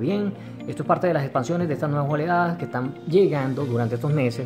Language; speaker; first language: Spanish; native; Spanish